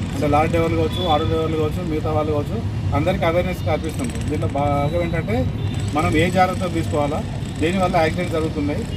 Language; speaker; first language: Telugu; native; Telugu